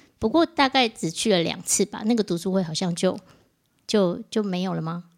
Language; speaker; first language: Chinese; native; Chinese